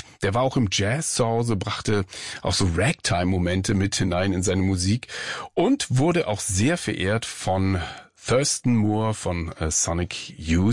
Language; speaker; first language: German; native; German